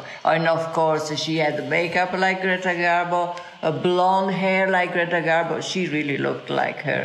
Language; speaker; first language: English; non-native, fluent; Italian